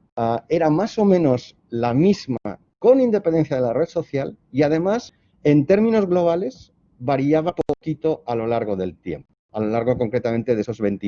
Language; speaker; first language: Spanish; native; Spanish